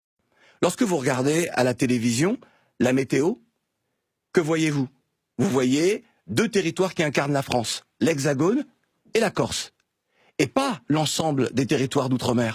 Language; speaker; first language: French; native; French